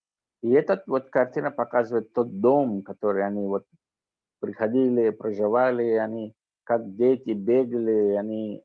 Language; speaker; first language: Russian; non-native, fluent; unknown